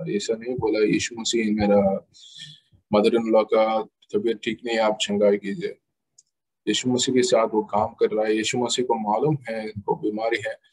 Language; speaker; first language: Hindi; non-native, local second language; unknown